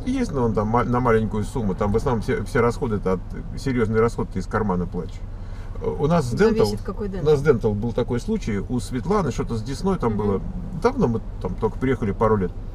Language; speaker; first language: Russian; native; Russian